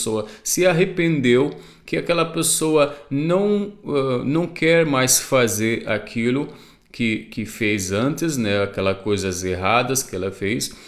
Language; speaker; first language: Portuguese; non-native, fluent; Arabic